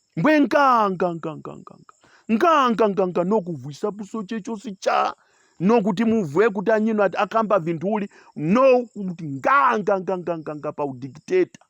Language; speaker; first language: Nyanja; non-native, local second language; Tumbuka